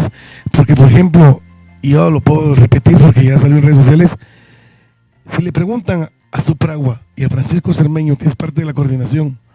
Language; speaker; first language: Spanish; native; Spanish